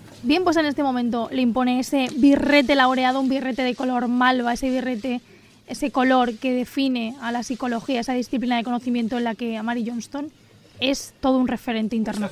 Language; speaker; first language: Spanish; native; Spanish